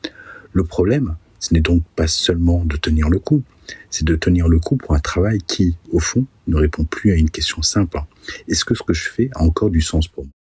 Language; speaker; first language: French; native; French